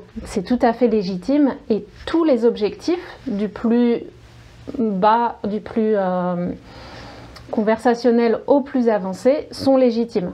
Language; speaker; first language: French; native; French